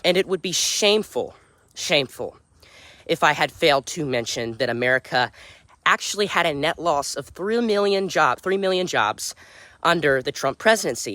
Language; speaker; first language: English; native; English